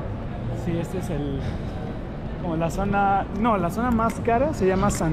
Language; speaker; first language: Spanish; native; Spanish